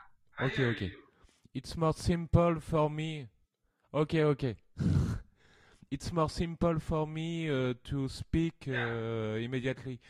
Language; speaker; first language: English; non-native, learner; French